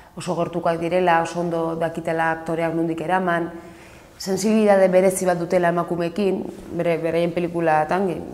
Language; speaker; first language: Basque; native; Basque